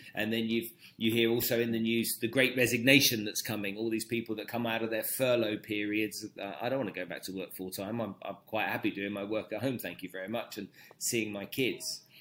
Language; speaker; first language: English; native; English